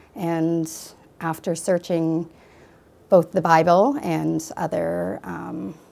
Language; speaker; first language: English; native; English